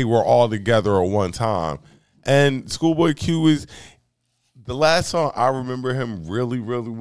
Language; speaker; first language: English; native; English